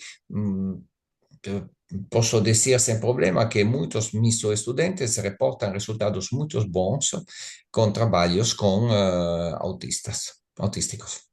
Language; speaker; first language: Spanish; non-native, learner; Italian